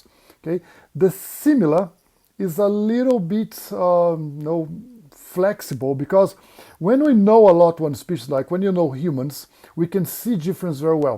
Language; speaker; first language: English; non-native, fluent; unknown